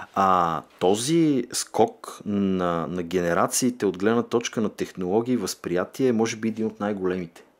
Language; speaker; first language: Bulgarian; native; Bulgarian